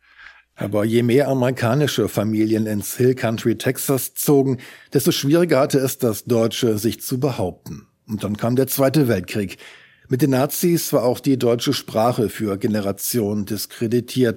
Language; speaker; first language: German; native; German